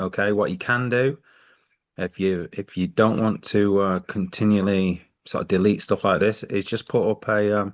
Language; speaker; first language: English; native; English